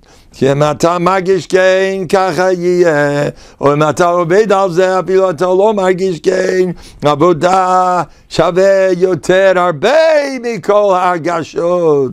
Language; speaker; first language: Hebrew; non-native, fluent; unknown